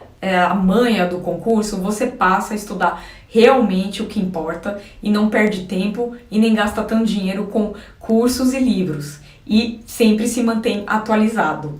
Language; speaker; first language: Portuguese; native; Portuguese